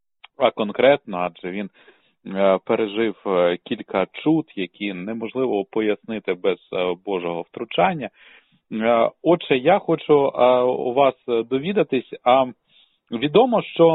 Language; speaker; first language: Ukrainian; native; Ukrainian